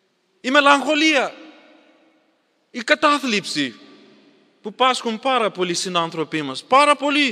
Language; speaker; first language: Greek; native; Greek